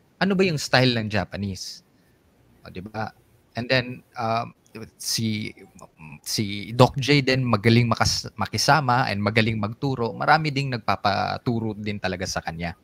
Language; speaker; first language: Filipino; non-native, local second language; Cebuano